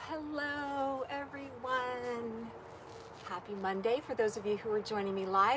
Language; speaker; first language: English; native; English